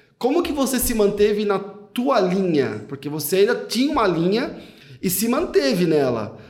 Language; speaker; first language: Portuguese; native; Portuguese